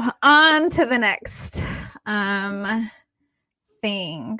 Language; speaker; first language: English; native; English